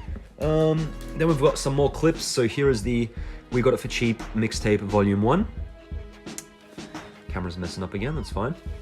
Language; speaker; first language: English; native; English